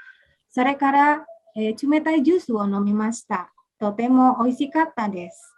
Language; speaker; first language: Japanese; non-native, fluent; Indonesian